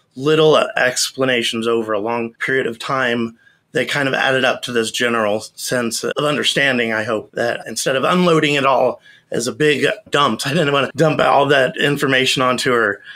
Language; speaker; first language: English; native; English